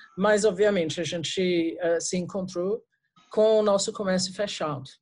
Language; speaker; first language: Portuguese; non-native, fluent; English